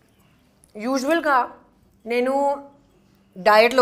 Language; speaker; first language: Telugu; non-native, learner; Hindi